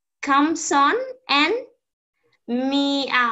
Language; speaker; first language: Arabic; non-native, learner; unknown